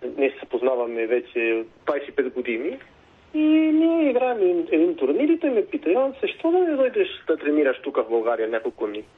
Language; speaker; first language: Bulgarian; non-native, fluent; Spanish